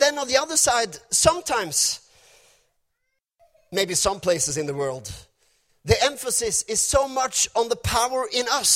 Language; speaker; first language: English; non-native, fluent; Norwegian